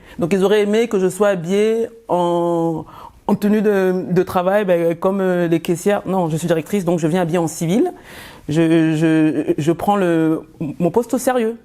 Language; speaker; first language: French; early bilingual, other home language; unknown